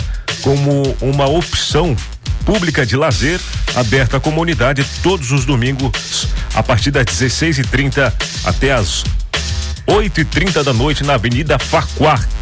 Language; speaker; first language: Portuguese; native; Portuguese